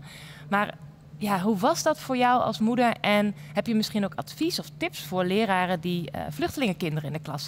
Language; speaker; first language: Dutch; native; Dutch